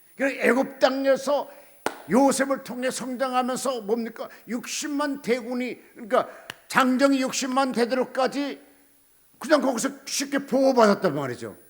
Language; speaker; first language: Korean; native; Korean